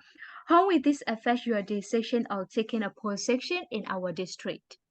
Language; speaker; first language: English; non-native, learner; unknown